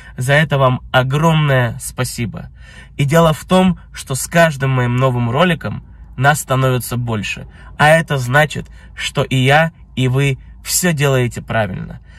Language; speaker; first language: Russian; early bilingual, heritage; Russian